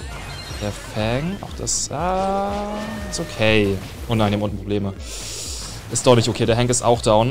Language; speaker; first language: German; native; German